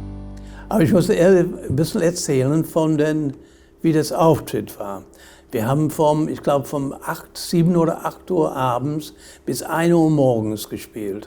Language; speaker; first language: German; non-native, fluent; English